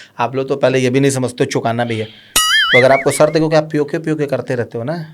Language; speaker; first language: Hindi; native; Hindi